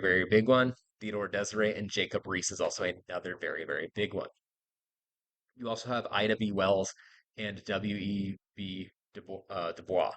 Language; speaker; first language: English; native; English